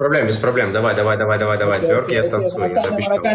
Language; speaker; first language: Russian; native; Russian